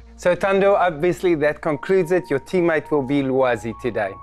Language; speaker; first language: English; non-native, local second language; Afrikaans